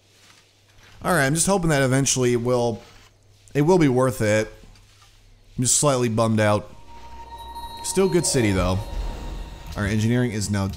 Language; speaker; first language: English; native; English